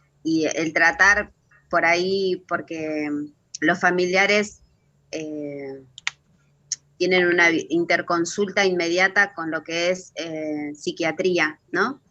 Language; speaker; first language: Spanish; native; Spanish